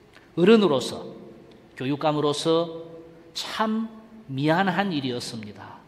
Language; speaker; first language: Korean; native; Korean